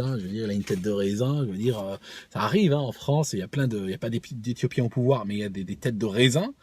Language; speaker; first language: French; native; French